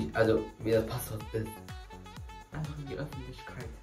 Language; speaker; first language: German; early bilingual, other home language; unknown